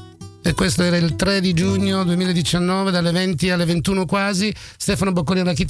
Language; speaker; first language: Italian; native; Italian